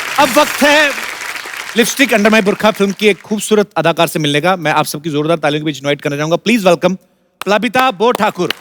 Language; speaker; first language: Hindi; non-native, local second language; Punjabi